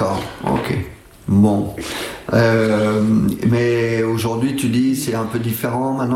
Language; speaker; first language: French; native; French